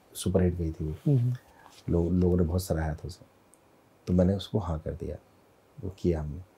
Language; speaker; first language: Hindi; native; Hindi